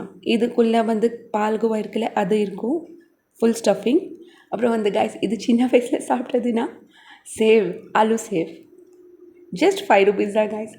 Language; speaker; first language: Tamil; non-native, local second language; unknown